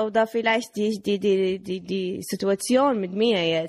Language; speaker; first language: German; non-native, learner; Arabic